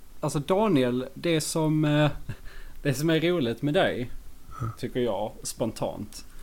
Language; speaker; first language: Swedish; native; Swedish